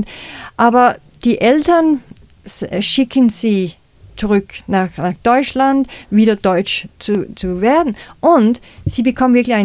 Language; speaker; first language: German; non-native, fluent; Danish